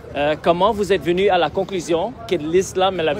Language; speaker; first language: French; native; French